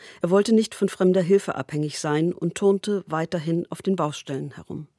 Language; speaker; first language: German; native; German